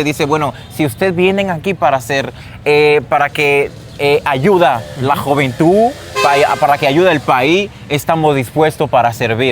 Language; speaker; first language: Spanish; non-native, fluent; Haitian Creole